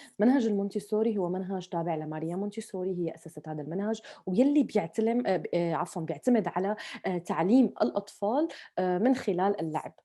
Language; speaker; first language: Arabic; native; Arabic